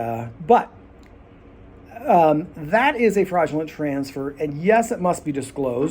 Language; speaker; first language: English; native; English